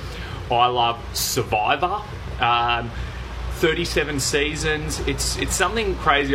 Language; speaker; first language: English; native; English